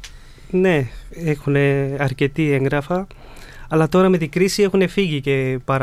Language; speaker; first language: Greek; early bilingual, other home language; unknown